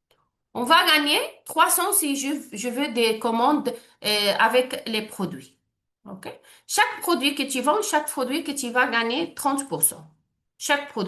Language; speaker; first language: French; non-native, learner; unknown